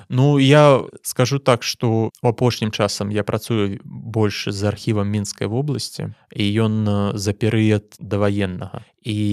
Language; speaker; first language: Belarusian; non-native, local second language; Russian